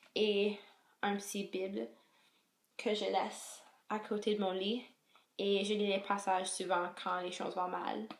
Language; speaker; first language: French; non-native, local second language; English